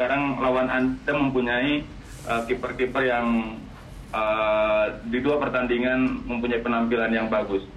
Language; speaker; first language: Indonesian; native; Indonesian